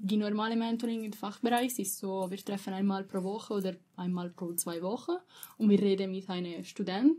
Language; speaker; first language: German; non-native, learner; Italian